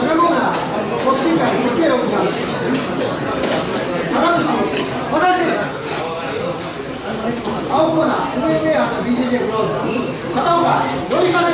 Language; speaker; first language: Japanese; native; Japanese